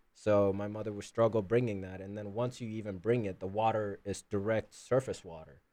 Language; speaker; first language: English; early bilingual, other home language; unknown